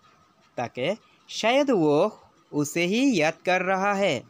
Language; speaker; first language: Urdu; non-native, local second language; Assamese